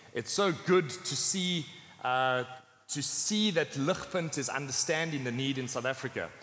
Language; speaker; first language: English; native; English